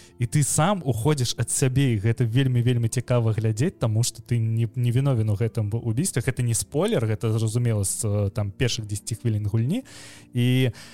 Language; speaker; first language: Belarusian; non-native, local second language; Russian